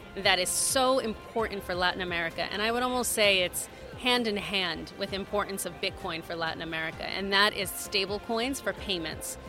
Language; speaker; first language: English; native; English